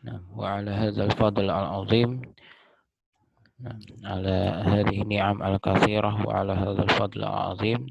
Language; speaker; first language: Arabic; non-native, fluent; Indonesian